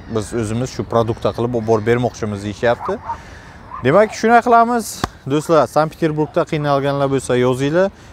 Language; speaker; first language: Uzbek; native; Uzbek